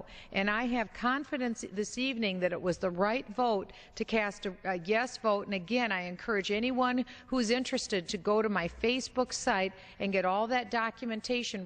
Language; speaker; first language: English; native; English